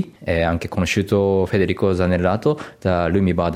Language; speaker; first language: Italian; non-native, learner; Japanese